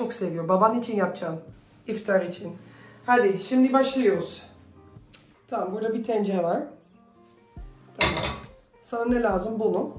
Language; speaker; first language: Turkish; early bilingual, heritage; Turkish